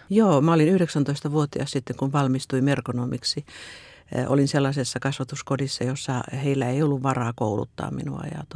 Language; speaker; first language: Finnish; native; Finnish